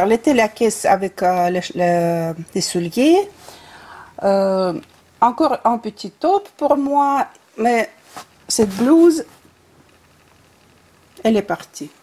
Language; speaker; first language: French; non-native, fluent; Russian